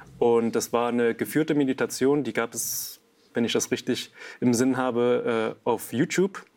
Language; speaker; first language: German; early bilingual, other home language; Vietnamese